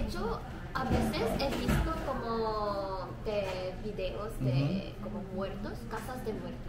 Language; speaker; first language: Spanish; non-native, learner; Korean